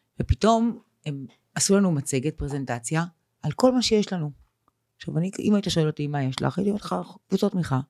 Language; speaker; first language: Hebrew; native; Hebrew